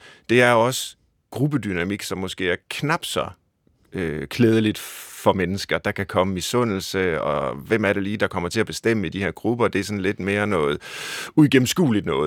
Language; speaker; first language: Danish; native; Danish